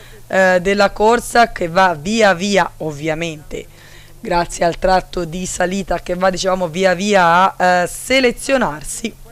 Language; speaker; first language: Italian; native; Italian